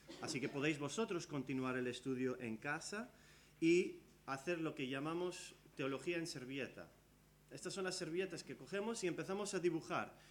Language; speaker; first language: Spanish; early bilingual, other home language; English